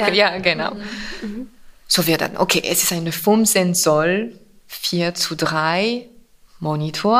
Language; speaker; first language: German; non-native, fluent; French